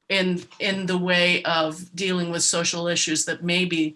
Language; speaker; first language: English; native; English